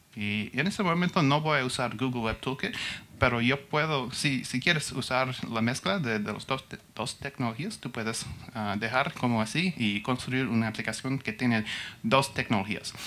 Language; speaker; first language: Spanish; non-native, learner; English